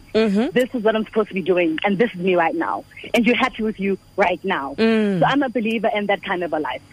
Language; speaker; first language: English; non-native, local second language; Xhosa